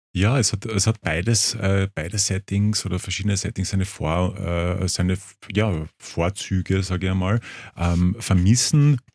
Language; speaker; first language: German; native; German